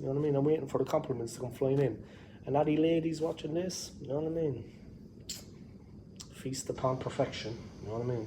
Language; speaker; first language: English; native; English